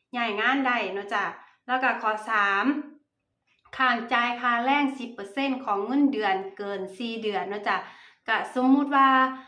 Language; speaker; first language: Thai; native; Thai